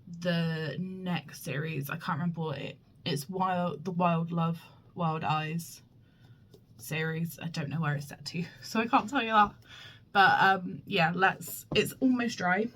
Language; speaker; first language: English; native; English